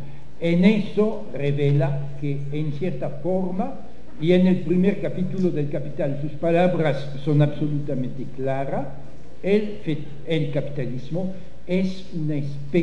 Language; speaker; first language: Spanish; non-native, fluent; French